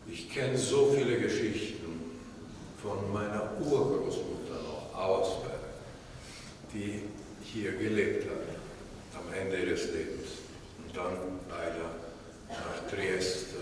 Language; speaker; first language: German; non-native, fluent; Italian